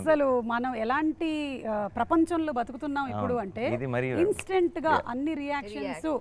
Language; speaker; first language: Telugu; native; Telugu